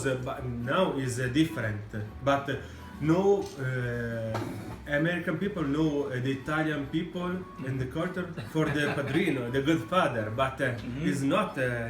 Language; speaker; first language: English; non-native, learner; Italian